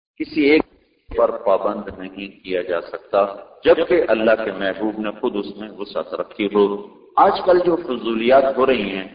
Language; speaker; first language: Urdu; non-native, local second language; Punjabi